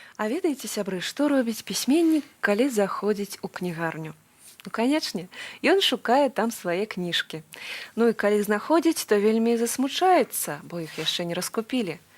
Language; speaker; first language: Belarusian; native; Belarusian